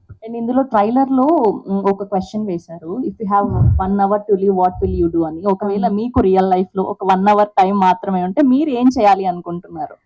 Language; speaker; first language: Telugu; native; Telugu